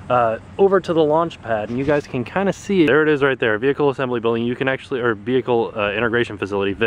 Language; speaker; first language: English; native; English